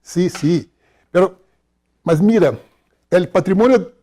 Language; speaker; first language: Spanish; non-native, fluent; Portuguese